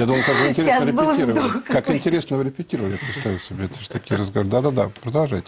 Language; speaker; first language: Russian; native; Russian